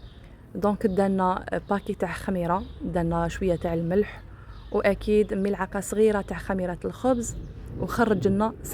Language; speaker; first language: Arabic; native; Arabic